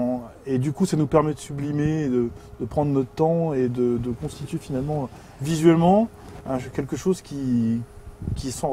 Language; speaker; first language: French; native; French